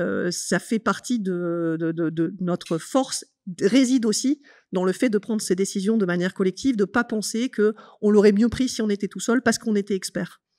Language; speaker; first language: French; native; French